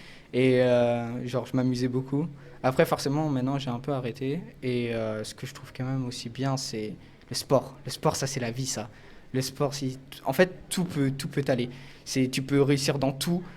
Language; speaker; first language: French; native; French